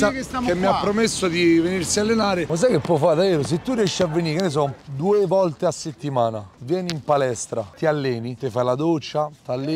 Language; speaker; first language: Italian; native; Italian